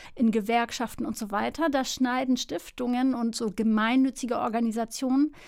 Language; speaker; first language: German; early bilingual, other home language; Turkish